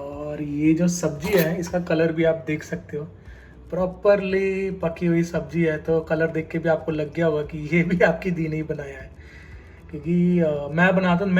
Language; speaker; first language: Hindi; native; Hindi